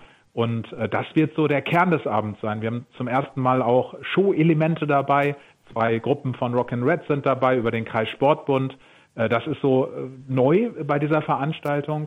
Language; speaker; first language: German; native; German